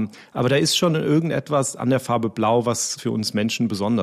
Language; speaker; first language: German; native; German